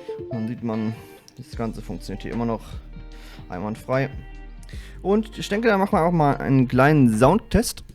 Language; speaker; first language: German; native; German